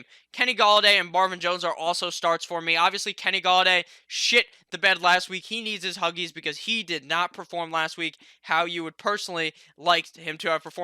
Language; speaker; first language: English; native; English